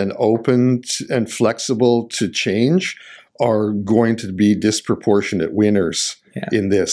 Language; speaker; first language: English; native; English